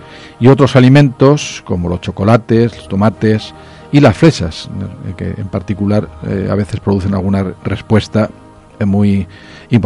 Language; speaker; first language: Spanish; native; Spanish